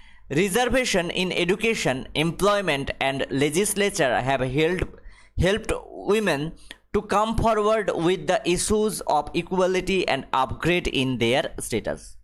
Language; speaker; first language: English; non-native, local second language; Bangla